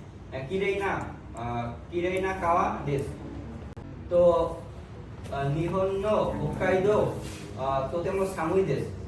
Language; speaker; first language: Japanese; non-native, learner; Bangla